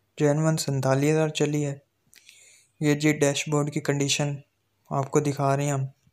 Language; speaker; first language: Urdu; native; Urdu